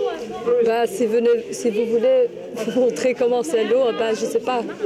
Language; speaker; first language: French; non-native, learner; Albanian